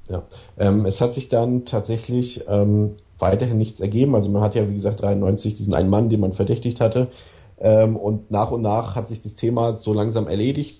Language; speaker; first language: German; native; German